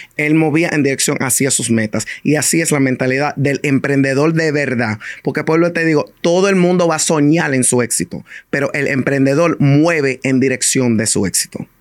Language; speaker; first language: Spanish; early bilingual, heritage; Spanish